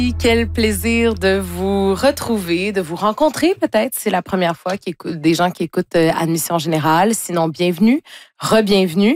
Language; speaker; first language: French; native; French